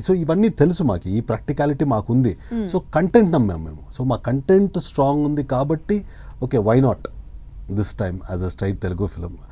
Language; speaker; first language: Telugu; native; Telugu